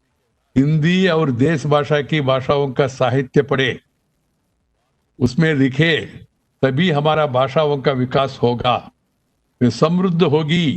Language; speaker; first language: Hindi; non-native, local second language; Telugu